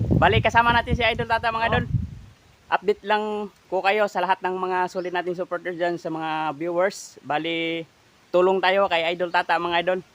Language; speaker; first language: Filipino; native; Filipino